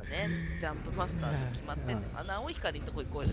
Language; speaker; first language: Japanese; native; Japanese